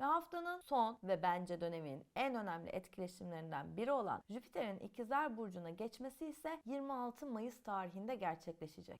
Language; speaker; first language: Turkish; native; Turkish